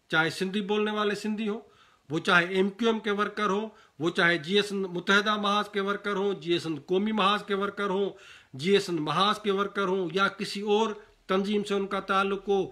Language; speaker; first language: Urdu; non-native, local second language; Sindhi